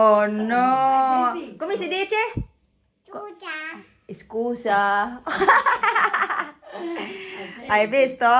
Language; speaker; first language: Italian; non-native, learner; Filipino